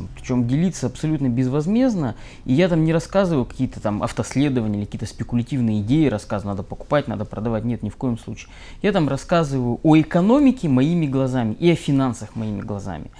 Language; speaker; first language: Russian; native; Russian